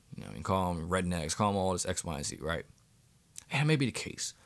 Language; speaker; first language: English; native; English